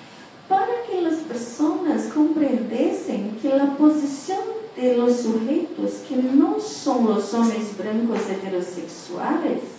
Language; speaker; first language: Spanish; non-native, fluent; Portuguese